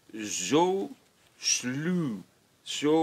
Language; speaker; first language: Dutch; non-native, fluent; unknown